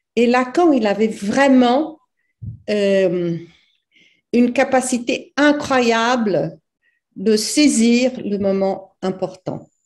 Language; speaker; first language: French; non-native, fluent; Portuguese